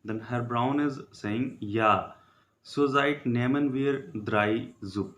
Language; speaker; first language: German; non-native, learner; Hindi